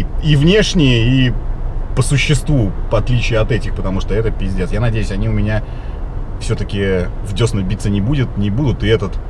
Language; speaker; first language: Russian; native; Russian